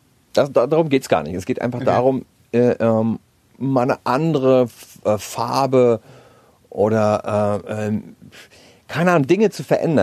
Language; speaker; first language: German; native; German